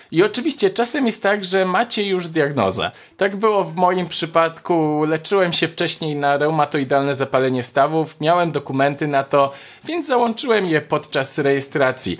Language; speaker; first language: Polish; native; Polish